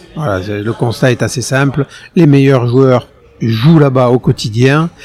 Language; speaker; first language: French; native; French